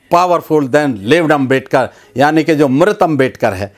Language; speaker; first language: Hindi; native; Hindi